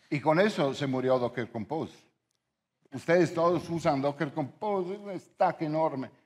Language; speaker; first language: Spanish; non-native, fluent; Italian